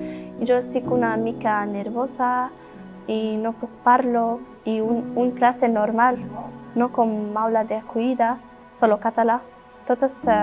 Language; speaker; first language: Catalan; non-native, learner; Arabic